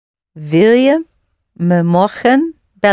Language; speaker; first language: Dutch; non-native, learner; English